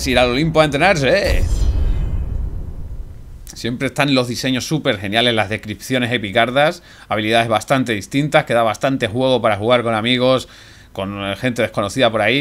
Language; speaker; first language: Spanish; native; Spanish